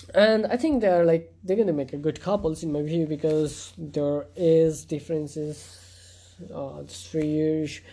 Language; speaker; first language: English; non-native, local second language; Nepali